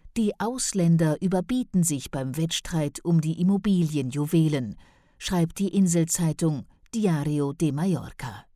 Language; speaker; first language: German; native; German